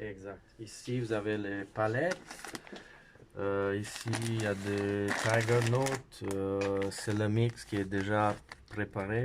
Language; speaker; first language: French; non-native, fluent; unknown